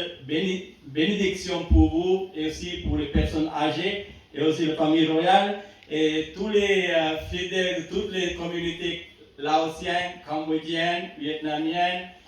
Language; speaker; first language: French; non-native, fluent; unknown